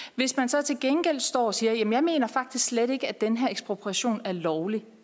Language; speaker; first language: Danish; native; Danish